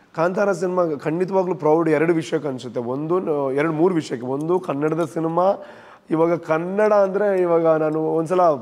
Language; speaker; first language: Kannada; non-native, local second language; Tulu